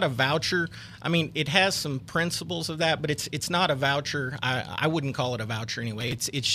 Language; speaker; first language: English; native; English